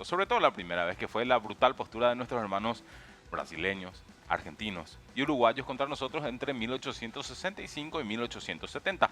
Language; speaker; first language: Spanish; native; Spanish